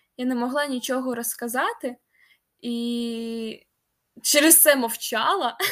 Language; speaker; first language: Ukrainian; non-native, local second language; Russian